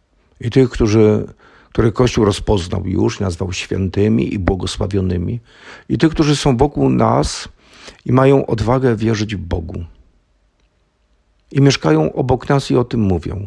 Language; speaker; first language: Polish; native; Polish